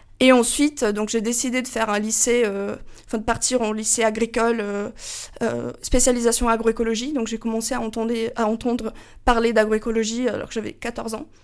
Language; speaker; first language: French; non-native, fluent; Portuguese